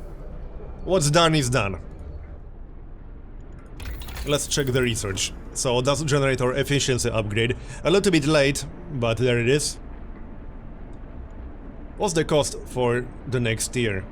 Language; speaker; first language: English; native; English